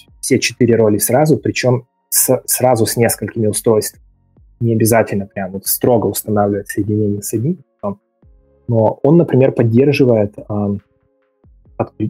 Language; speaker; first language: Russian; native; Russian